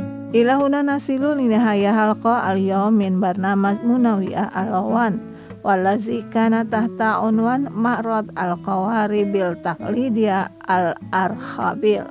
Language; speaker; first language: Arabic; non-native, fluent; Indonesian